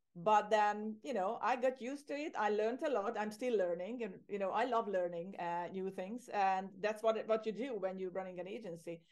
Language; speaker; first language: English; non-native, fluent; Hungarian